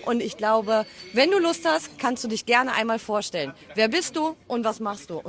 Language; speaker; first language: German; native; German